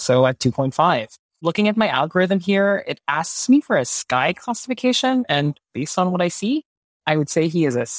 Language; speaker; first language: English; non-native, local second language; Filipino